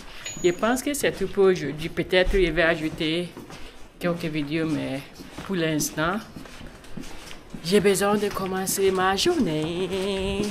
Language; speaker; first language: French; non-native, learner; English